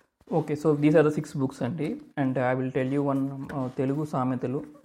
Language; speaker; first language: English; non-native, local second language; Telugu